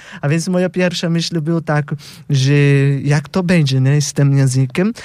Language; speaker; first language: Polish; non-native, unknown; Portuguese